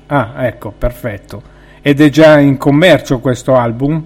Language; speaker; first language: Italian; native; Italian